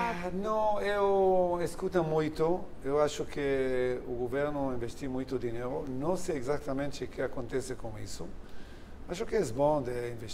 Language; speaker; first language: Portuguese; non-native, learner; Hebrew